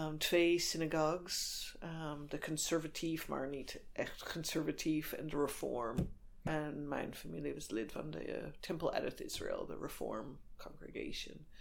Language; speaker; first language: Dutch; non-native, fluent; English